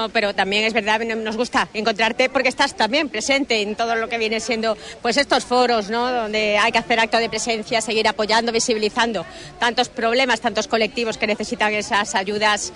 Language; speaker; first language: Spanish; native; Spanish